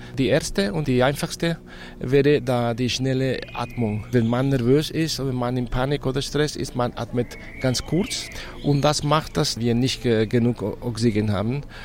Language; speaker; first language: German; non-native, fluent; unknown